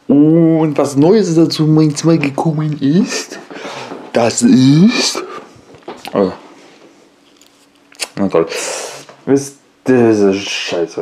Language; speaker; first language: German; non-native, learner; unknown